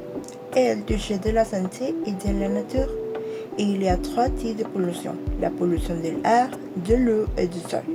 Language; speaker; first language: French; non-native, learner; Spanish